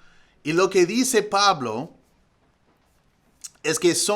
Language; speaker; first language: Spanish; non-native, fluent; English